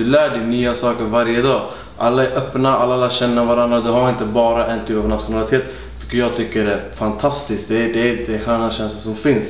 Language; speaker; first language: Swedish; early bilingual, other home language; Arabic